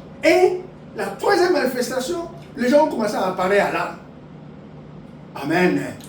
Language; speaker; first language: French; non-native, local second language; Lingala